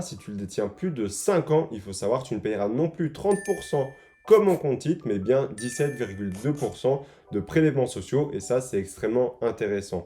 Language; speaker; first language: French; native; French